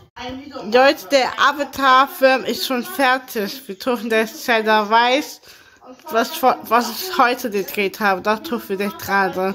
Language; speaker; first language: German; early bilingual, other home language; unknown